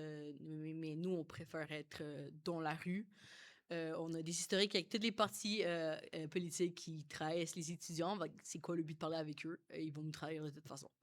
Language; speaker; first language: French; native; French